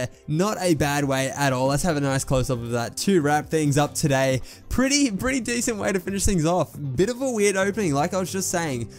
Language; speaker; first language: English; native; English